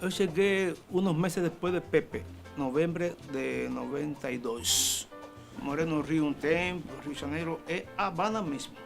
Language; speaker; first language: Portuguese; non-native, fluent; Spanish